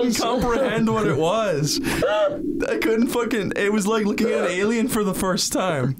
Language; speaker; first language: English; native; English